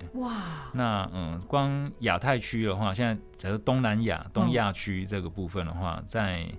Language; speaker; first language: Chinese; non-native, local second language; Min Nan Chinese